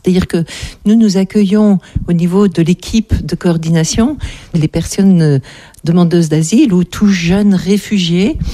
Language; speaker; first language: French; native; French